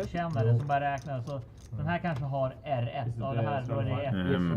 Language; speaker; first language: Swedish; native; Swedish